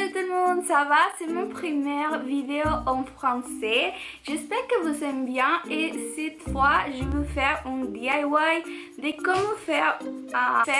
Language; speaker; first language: French; non-native, learner; Spanish